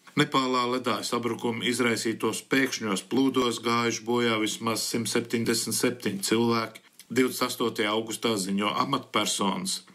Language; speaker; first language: Latvian; early bilingual, heritage; Latvian